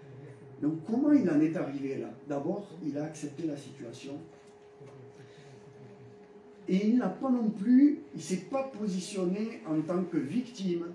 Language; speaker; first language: French; native; French